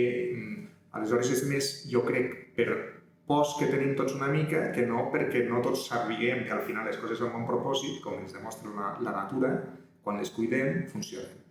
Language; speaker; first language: Catalan; native; Catalan